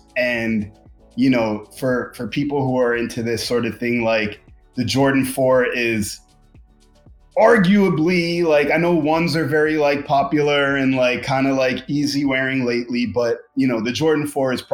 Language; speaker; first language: English; native; English